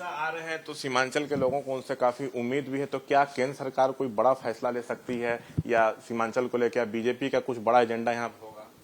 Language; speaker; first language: Hindi; native; Hindi